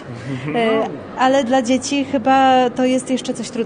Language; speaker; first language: Polish; native; Polish